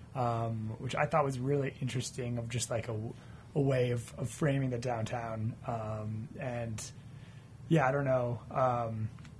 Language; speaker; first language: English; native; English